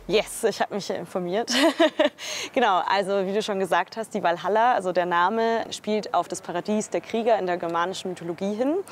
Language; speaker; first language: German; native; German